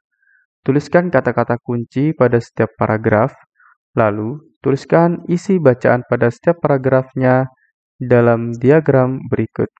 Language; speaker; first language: Indonesian; native; Indonesian